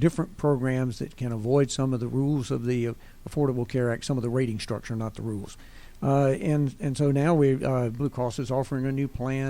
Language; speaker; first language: English; native; English